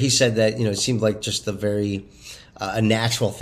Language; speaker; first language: English; native; English